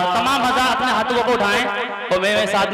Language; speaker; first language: Hindi; native; Hindi